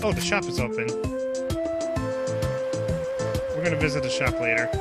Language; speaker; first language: English; native; English